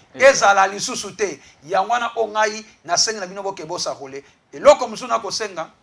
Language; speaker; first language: Lingala; native; Lingala